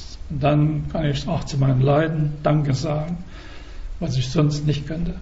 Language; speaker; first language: German; native; German